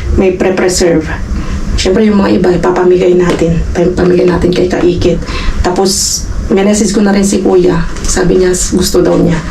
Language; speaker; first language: Filipino; native; Filipino